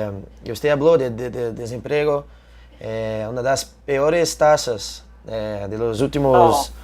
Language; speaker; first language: Spanish; non-native, fluent; Portuguese